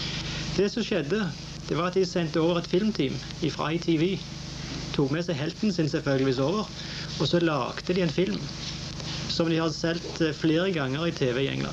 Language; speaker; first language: Norwegian; native; Norwegian